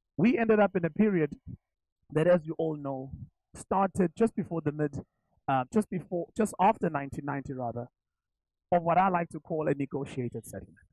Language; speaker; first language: English; non-native, local second language; Zulu